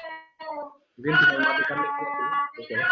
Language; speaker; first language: Indonesian; native; Indonesian